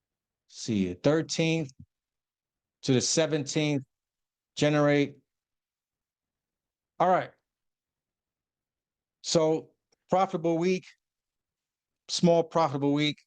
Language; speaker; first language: English; native; English